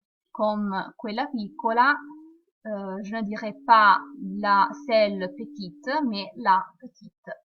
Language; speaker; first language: French; non-native, fluent; Italian